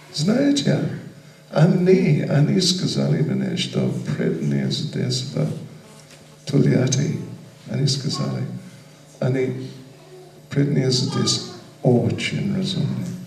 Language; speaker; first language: Russian; non-native, learner; English